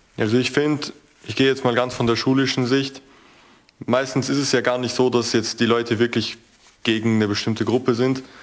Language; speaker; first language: German; early bilingual, other home language; Albanian